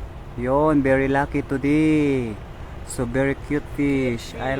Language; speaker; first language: English; non-native, local second language; Filipino